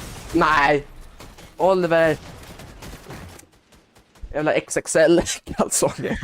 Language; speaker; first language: Swedish; native; Swedish